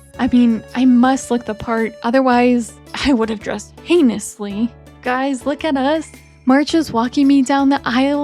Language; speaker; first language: English; native; English